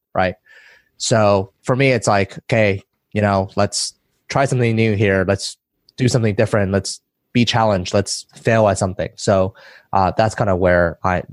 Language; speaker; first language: English; early bilingual, other home language; Chinese